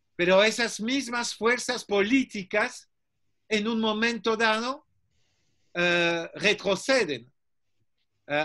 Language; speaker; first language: Spanish; non-native, fluent; French